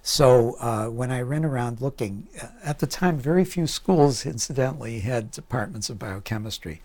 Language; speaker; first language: English; native; English